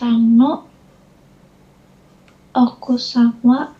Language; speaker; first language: Japanese; non-native, learner; Indonesian